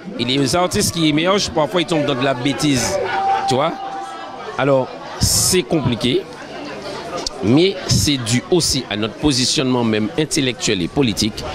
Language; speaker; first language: French; native; French